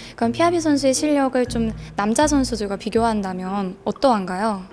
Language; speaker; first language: Korean; native; Korean